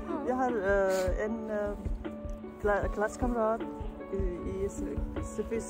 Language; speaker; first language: Swedish; non-native, learner; Hazaragi